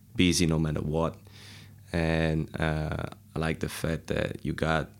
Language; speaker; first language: English; non-native, fluent; Italian